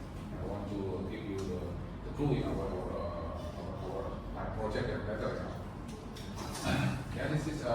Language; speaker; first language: English; non-native, fluent; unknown